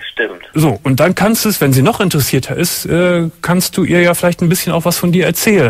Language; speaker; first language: German; native; German